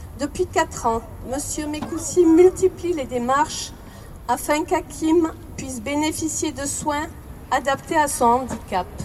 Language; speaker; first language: French; native; French